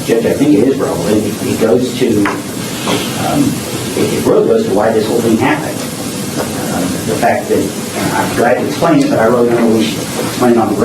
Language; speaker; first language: English; native; English